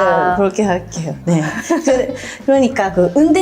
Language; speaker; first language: Korean; non-native, learner; Japanese